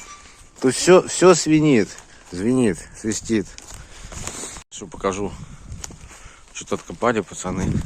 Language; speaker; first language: Russian; native; Russian